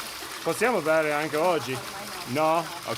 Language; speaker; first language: Italian; non-native, learner; English